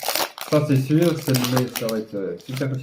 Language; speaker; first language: French; native; French